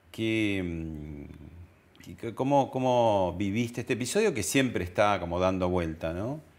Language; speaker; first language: Spanish; native; Spanish